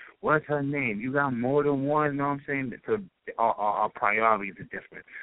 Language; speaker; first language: English; native; English